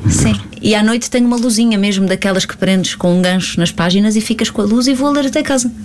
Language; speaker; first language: Portuguese; native; Portuguese